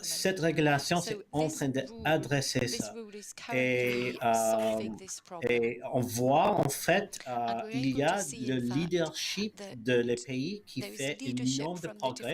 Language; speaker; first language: French; early bilingual, heritage; English